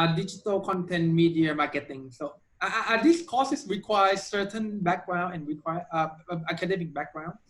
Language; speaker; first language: English; non-native, fluent; Thai